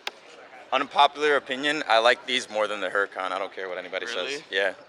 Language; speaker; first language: English; native; English